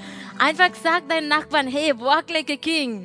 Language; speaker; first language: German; non-native, learner; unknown